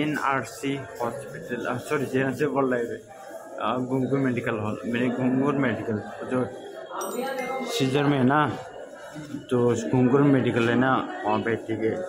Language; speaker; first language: Hindi; non-native, local second language; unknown